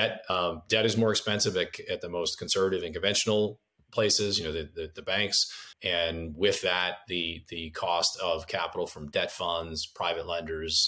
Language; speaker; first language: English; native; English